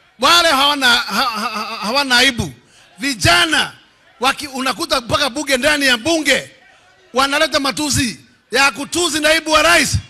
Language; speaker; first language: Swahili; non-native, local second language; Kikuyu